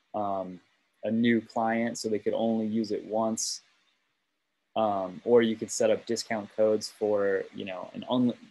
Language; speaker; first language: English; native; English